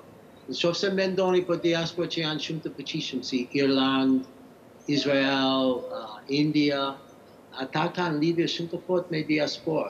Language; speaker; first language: Albanian; early bilingual, heritage; English